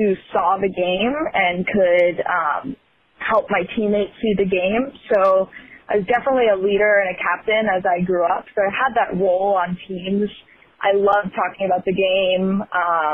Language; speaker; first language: English; native; English